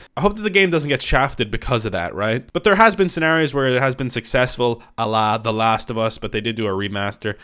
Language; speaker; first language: English; native; English